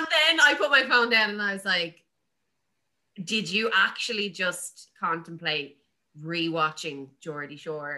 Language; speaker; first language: English; native; English